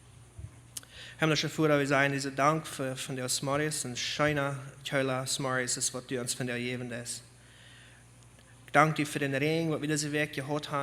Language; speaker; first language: German; non-native, learner; Plautdietsch